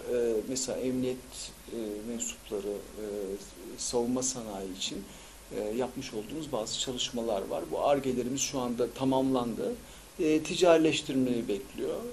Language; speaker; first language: Turkish; early bilingual, heritage; Turkish